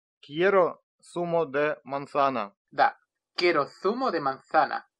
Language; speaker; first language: Spanish; non-native, fluent; Russian